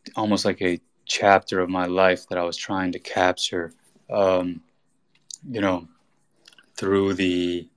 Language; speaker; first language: English; native; English